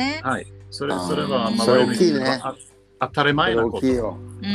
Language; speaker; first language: Japanese; non-native, learner; Swedish